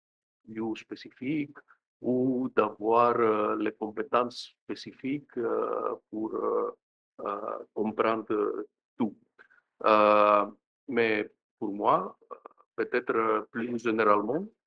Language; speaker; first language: French; non-native, fluent; Greek